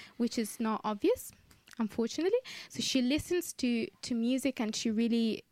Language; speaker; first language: English; non-native, fluent; Italian